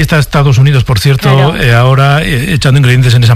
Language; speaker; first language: Spanish; native; Spanish